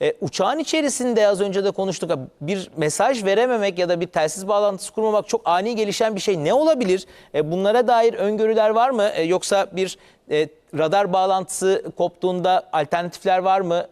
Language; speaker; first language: Turkish; native; Turkish